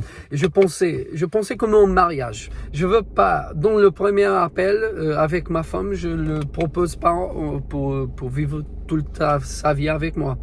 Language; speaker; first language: French; non-native, learner; Portuguese